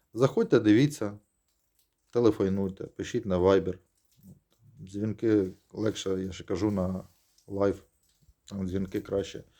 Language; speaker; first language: Ukrainian; native; Ukrainian